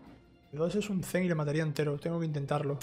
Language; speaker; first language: Spanish; native; Spanish